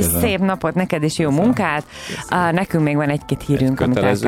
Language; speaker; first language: Hungarian; native; Hungarian